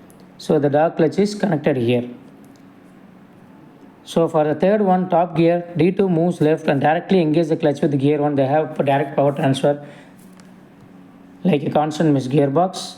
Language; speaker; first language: English; non-native, local second language; Tamil